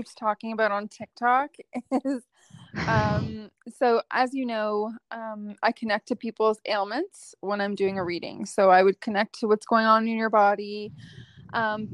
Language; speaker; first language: English; native; English